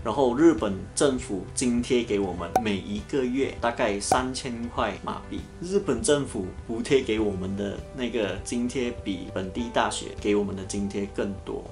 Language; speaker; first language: Chinese; native; Chinese